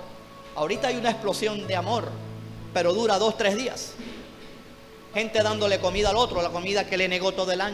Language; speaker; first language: Spanish; native; Spanish